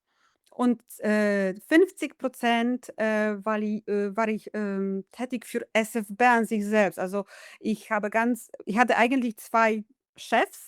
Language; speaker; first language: German; non-native, fluent; Polish